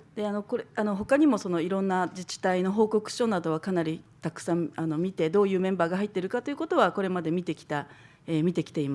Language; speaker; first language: Japanese; native; Japanese